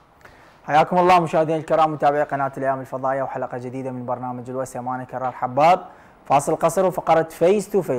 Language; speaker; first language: Arabic; native; Arabic